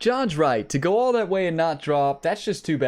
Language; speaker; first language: English; native; English